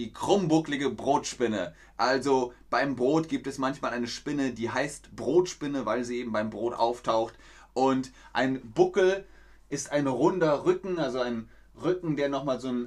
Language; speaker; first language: German; native; German